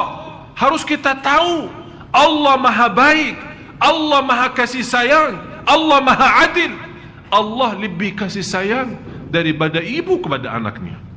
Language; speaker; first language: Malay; non-native, fluent; Arabic